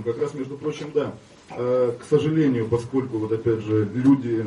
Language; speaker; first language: Russian; native; Russian